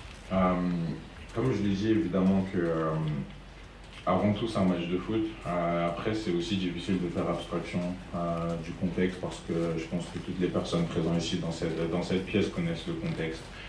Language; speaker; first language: French; native; French